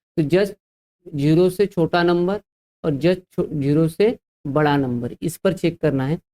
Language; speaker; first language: Hindi; non-native, local second language; Marathi